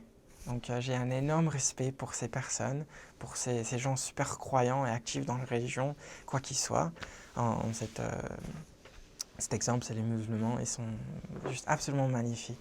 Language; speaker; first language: French; non-native, fluent; English